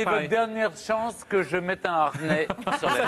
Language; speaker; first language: French; native; French